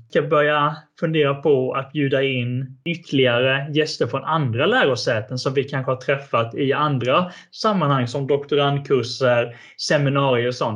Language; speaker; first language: Swedish; native; Swedish